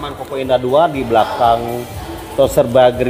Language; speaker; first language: Indonesian; native; Indonesian